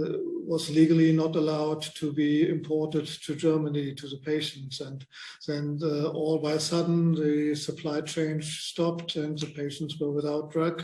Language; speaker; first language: English; non-native, fluent; German